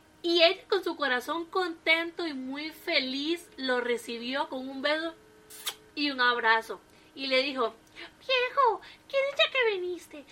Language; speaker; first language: Spanish; native; Spanish